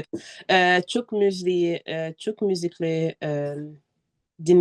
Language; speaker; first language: Turkish; non-native, learner; French